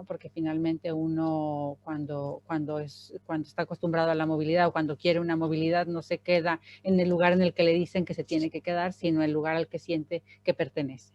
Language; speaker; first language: Spanish; native; Spanish